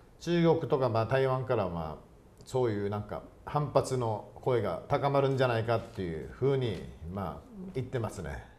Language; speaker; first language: Japanese; native; Japanese